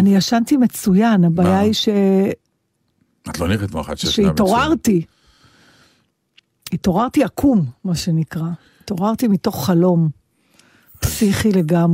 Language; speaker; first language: Hebrew; native; Hebrew